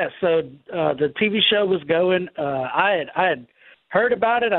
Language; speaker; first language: English; native; English